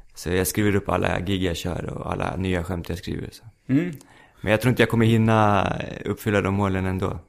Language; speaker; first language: Swedish; native; Swedish